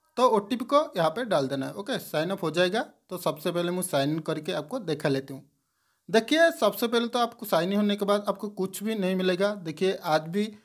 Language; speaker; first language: Hindi; non-native, local second language; Bangla